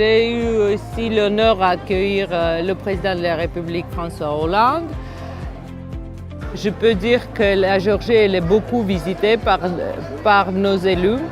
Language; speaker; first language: French; non-native, fluent; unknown